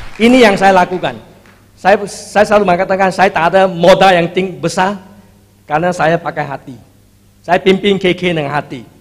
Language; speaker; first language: Indonesian; non-native, fluent; Chinese